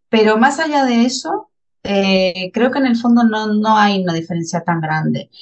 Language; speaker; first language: Spanish; native; Spanish